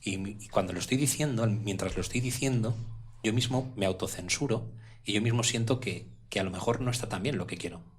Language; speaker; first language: Spanish; native; Spanish